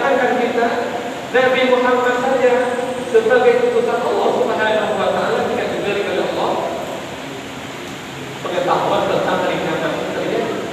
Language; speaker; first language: Indonesian; native; Indonesian